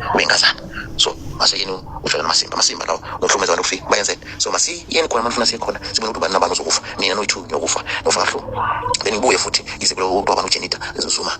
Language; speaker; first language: Zulu; non-native, fluent; Nyanja